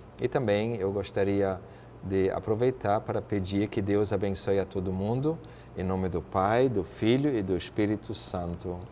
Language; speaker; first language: Portuguese; non-native, fluent; German